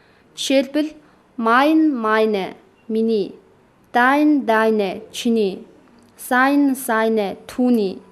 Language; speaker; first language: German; non-native, fluent; Mongolian